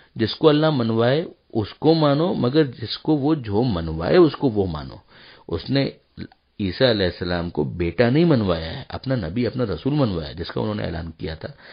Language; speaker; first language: Urdu; native; Urdu